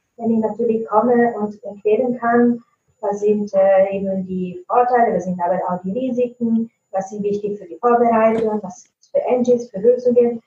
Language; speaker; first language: German; non-native, fluent; Italian